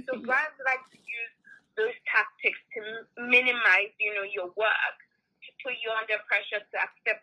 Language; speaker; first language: English; non-native, local second language; Yoruba